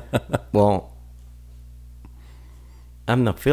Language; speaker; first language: English; non-native, fluent; Spanish